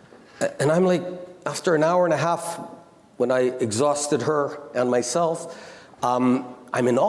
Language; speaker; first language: English; non-native, local second language; Hebrew